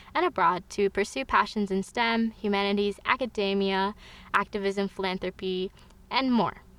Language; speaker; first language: English; native; English